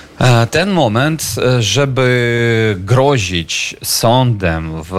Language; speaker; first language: Polish; non-native, fluent; Ukrainian